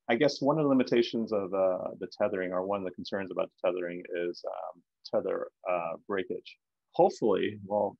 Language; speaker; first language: English; native; English